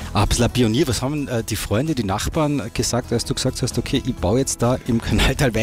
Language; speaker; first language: German; native; German